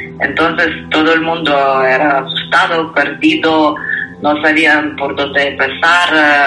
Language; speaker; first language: Spanish; non-native, fluent; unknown